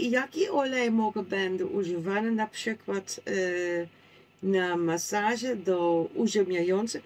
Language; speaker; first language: Polish; non-native, learner; Dutch